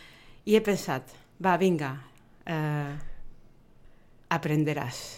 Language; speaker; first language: Catalan; non-native, fluent; Spanish